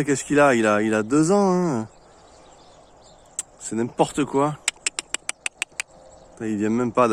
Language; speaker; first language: French; native; French